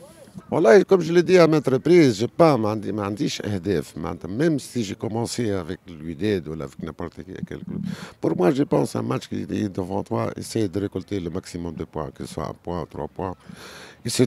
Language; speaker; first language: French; non-native, local second language; Arabic